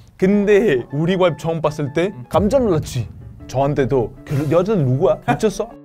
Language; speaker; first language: Korean; non-native, fluent; Italian